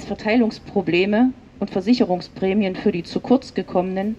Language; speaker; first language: German; native; German